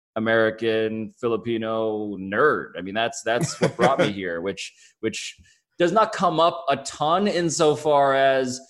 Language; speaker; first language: English; early bilingual, other home language; Filipino